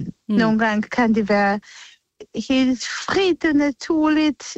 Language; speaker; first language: Danish; non-native, fluent; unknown